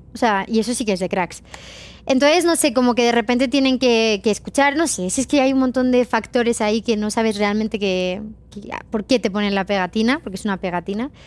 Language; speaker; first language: Spanish; native; Spanish